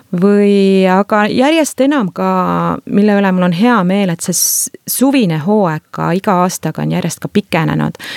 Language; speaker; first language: Estonian; native; Estonian